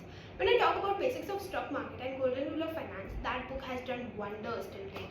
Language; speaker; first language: English; non-native, local second language; Hindi